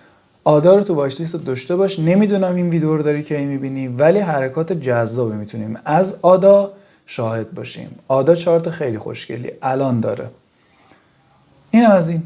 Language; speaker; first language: Persian; native; Persian